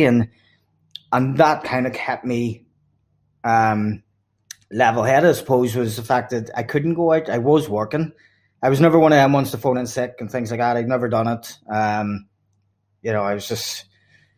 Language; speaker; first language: English; native; English